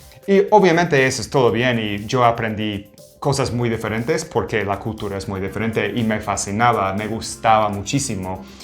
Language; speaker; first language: Spanish; non-native, fluent; English